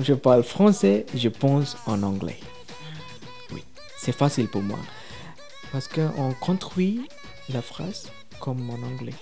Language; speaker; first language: French; non-native, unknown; Tamil